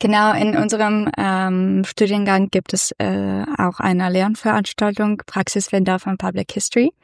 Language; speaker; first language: German; non-native, fluent; Russian